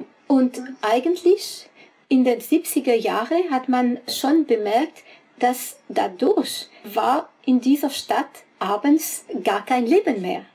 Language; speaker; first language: German; non-native, fluent; French